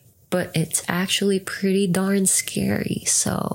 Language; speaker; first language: English; non-native, local second language; Filipino